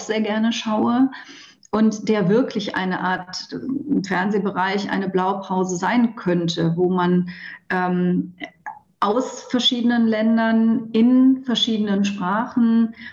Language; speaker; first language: German; native; German